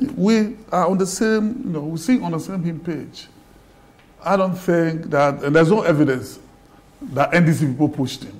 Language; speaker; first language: English; non-native, local second language; Ga